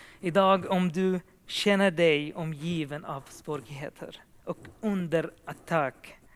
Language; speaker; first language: Swedish; non-native, fluent; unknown